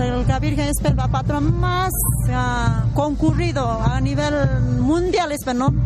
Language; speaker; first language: Spanish; native; Spanish